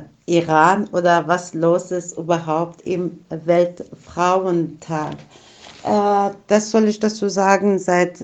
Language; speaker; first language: German; non-native, fluent; Persian